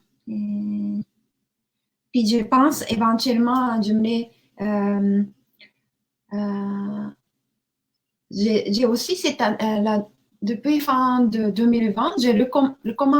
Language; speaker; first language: French; non-native, learner; Japanese